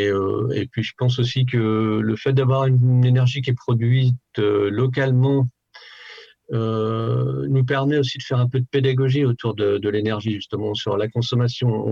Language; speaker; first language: French; native; French